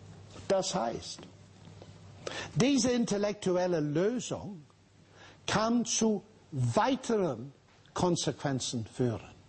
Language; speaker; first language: German; non-native, fluent; English